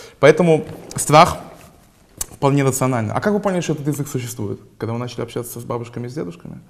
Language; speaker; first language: Russian; early bilingual, heritage; Russian